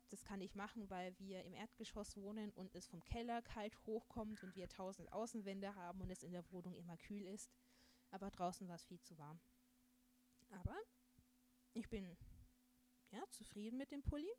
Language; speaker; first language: German; native; German